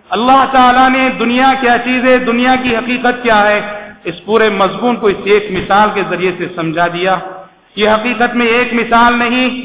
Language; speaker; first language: Urdu; native; Urdu